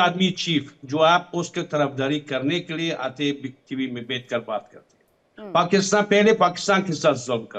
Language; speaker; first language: Hindi; non-native, fluent; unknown